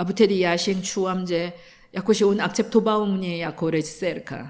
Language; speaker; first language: Polish; non-native, learner; Korean